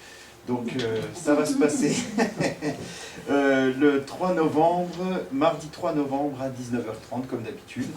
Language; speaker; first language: French; native; French